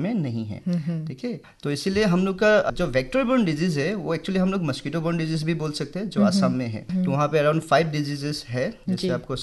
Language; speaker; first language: Hindi; non-native, local second language; Assamese